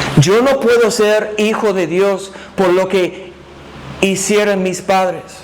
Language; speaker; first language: Spanish; non-native, fluent; English